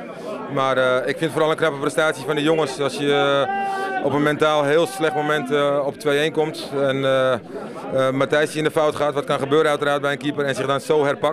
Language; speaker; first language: Dutch; native; Dutch